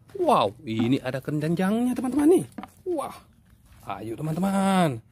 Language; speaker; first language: Indonesian; native; Indonesian